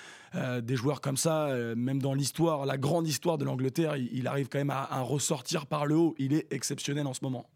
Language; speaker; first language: French; native; French